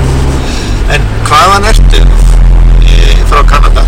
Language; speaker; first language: Icelandic; native; Icelandic